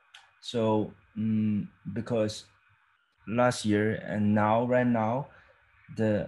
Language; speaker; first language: English; non-native, fluent; Chinese